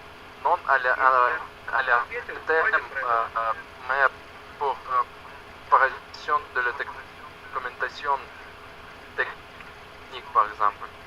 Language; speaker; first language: French; non-native, learner; Russian